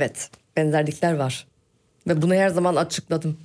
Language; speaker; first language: Turkish; early bilingual, heritage; Turkish